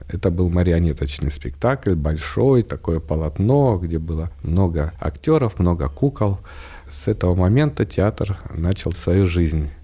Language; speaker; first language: Russian; native; Russian